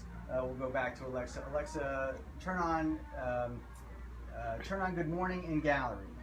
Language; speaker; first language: English; native; English